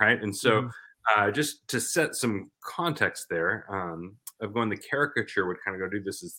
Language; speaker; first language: English; native; English